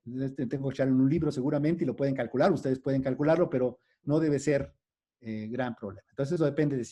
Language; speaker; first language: Spanish; native; Spanish